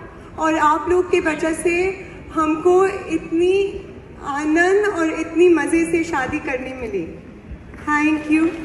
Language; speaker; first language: Hindi; non-native, local second language; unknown